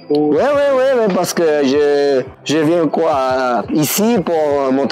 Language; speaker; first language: French; non-native, learner; Spanish